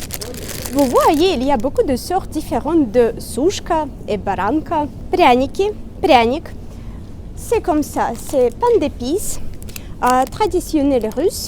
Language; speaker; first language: French; non-native, fluent; Russian